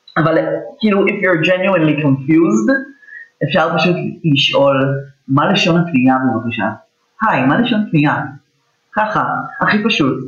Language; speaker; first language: Hebrew; native; Hebrew